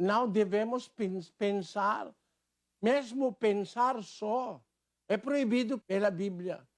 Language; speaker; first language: Portuguese; non-native, learner; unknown